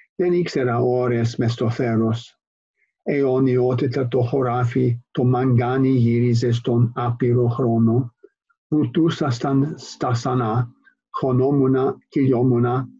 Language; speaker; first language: Greek; non-native, fluent; English